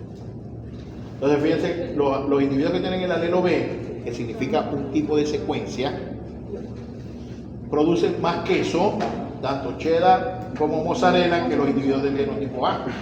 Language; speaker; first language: Spanish; native; Spanish